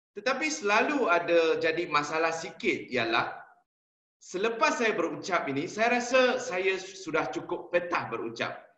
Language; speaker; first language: Malay; non-native, local second language; Chinese